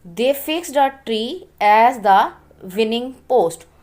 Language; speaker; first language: English; non-native, local second language; Urdu